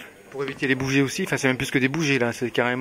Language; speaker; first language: French; native; French